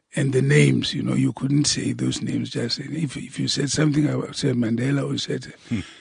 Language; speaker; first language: English; non-native, local second language; Southern Sotho